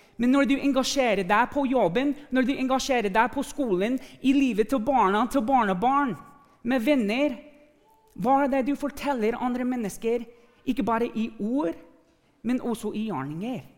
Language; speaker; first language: Norwegian; non-native, fluent; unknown